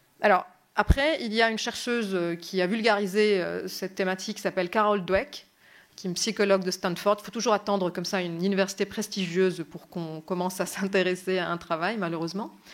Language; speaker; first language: French; non-native, local second language; Arabic